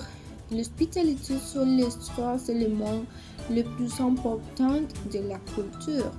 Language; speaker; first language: French; non-native, learner; Spanish